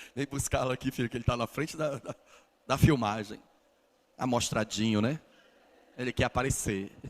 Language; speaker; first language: Portuguese; native; Portuguese